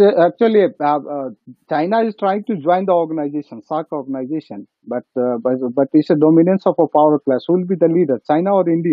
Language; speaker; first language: English; non-native, local second language; Nepali